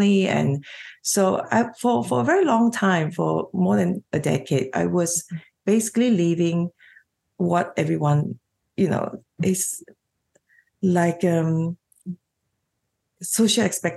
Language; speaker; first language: English; non-native, local second language; Cantonese